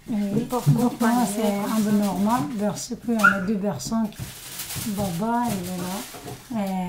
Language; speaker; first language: French; non-native, learner; Somali